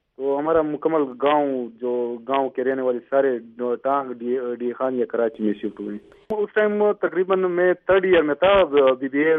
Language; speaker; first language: Urdu; non-native, local second language; Pashto